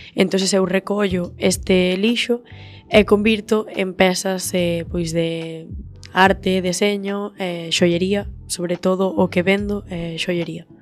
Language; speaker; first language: Galician; native; Galician